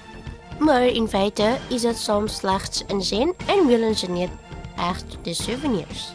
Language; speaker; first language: Dutch; non-native, learner; Indonesian